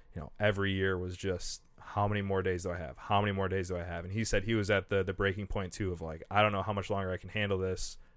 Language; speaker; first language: English; native; English